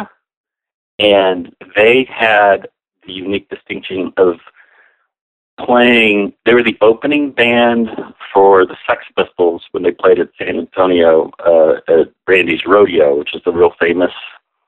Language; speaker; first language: English; native; English